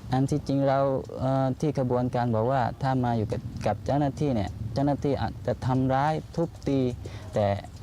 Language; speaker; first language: Thai; non-native, local second language; Pattani Malay